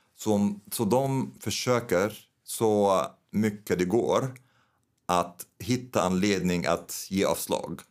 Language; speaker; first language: Swedish; non-native, fluent; Arabic